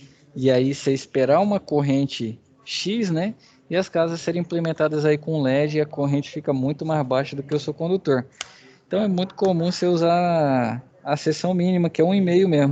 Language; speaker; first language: Portuguese; native; Portuguese